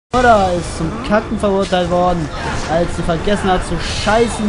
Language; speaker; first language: German; native; German